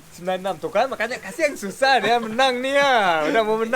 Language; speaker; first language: Indonesian; native; Indonesian